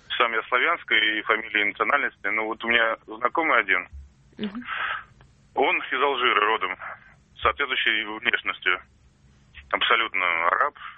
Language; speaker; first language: Russian; native; Russian